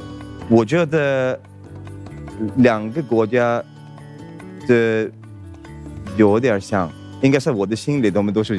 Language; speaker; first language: Chinese; non-native, fluent; Swedish